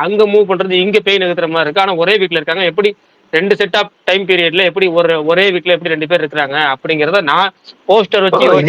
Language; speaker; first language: Tamil; native; Tamil